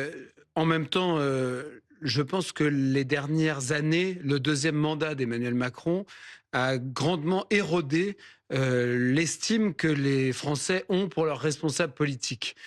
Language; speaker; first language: French; native; French